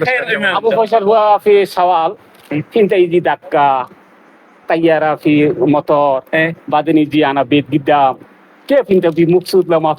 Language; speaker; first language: Arabic; non-native, learner; Bangla